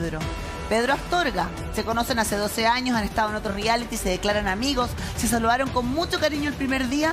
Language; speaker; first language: Spanish; native; Spanish